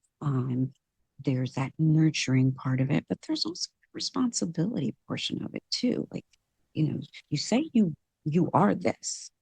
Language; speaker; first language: English; native; English